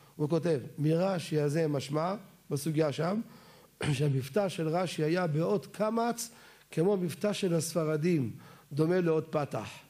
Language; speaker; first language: Hebrew; native; Hebrew